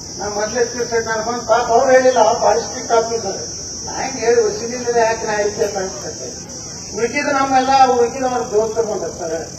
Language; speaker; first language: Kannada; native; Kannada